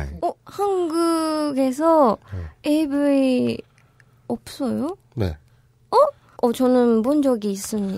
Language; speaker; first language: Korean; non-native, learner; Japanese